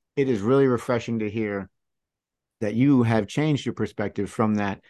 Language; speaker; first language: English; native; English